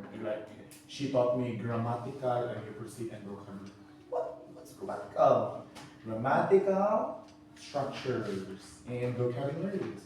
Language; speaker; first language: English; non-native, fluent; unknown